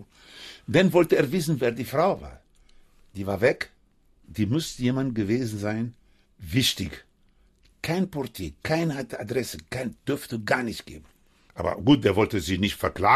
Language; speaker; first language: German; non-native, fluent; Spanish